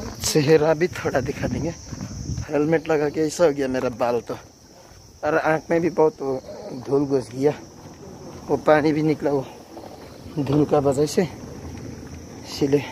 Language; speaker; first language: Hindi; non-native, learner; Nepali